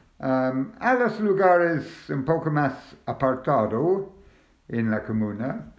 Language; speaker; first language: Spanish; non-native, learner; English